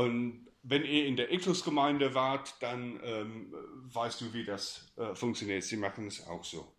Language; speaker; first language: German; non-native, fluent; English